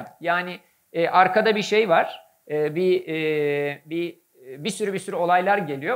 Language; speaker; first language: Turkish; native; Turkish